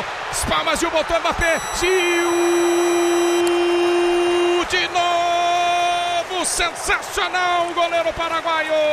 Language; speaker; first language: Portuguese; native; Portuguese